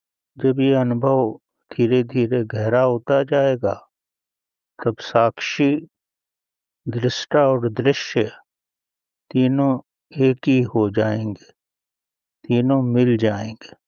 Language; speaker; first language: Hindi; native; Hindi